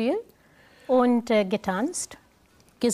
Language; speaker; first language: German; non-native, fluent; English